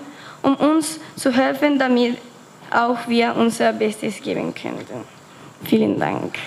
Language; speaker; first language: German; non-native, fluent; Spanish